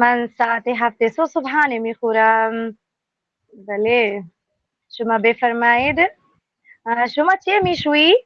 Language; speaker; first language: Persian; non-native, learner; Urdu